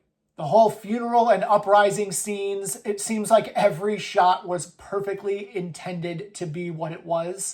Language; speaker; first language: English; native; English